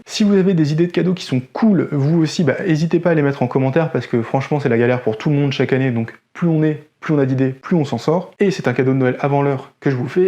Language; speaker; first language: French; native; French